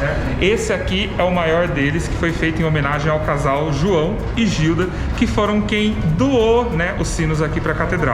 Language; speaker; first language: Portuguese; native; Portuguese